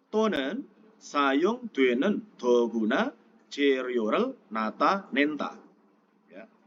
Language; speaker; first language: Korean; non-native, fluent; Indonesian